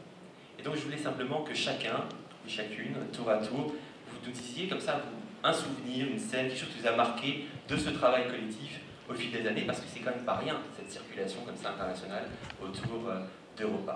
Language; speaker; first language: French; native; French